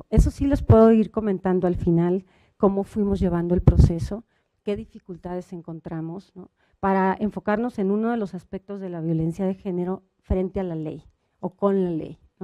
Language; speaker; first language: Spanish; native; Spanish